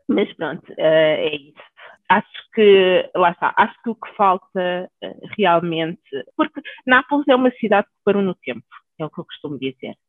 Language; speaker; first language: Portuguese; early bilingual, other home language; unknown